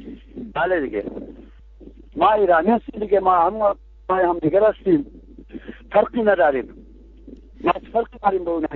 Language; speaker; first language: Persian; non-native, local second language; Kurdish